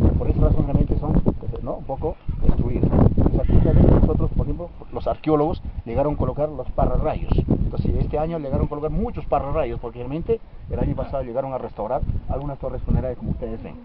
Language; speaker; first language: Spanish; native; Spanish